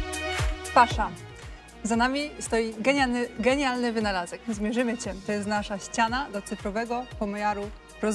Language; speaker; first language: Polish; native; Polish